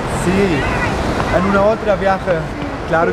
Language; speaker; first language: Spanish; non-native, learner; German